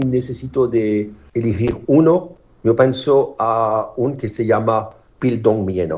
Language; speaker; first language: Spanish; non-native, learner; French